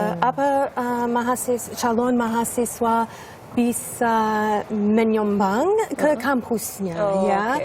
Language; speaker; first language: Indonesian; non-native, fluent; English